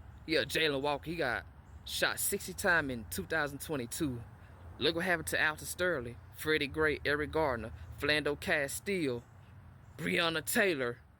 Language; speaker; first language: English; native; English